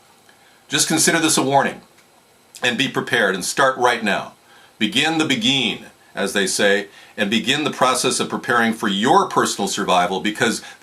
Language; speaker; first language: English; native; English